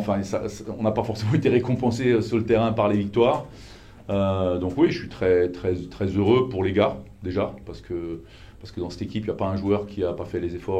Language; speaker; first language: French; native; French